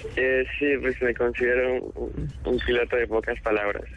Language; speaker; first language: Spanish; native; Spanish